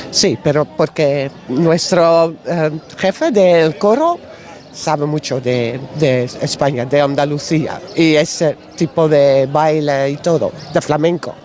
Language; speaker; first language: Spanish; non-native, learner; Dutch